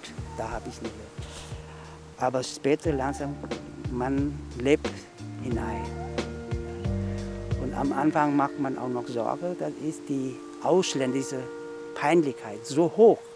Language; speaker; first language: German; non-native, learner; Vietnamese